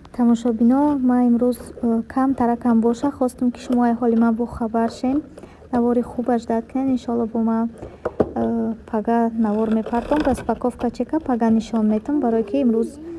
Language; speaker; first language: Tajik; native; Tajik